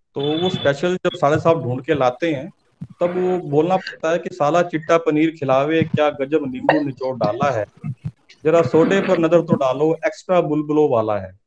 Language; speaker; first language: Hindi; native; Hindi